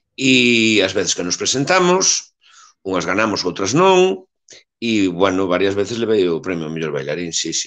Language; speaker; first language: Galician; native; Galician